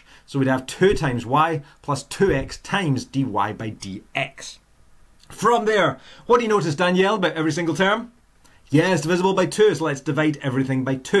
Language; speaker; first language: English; native; English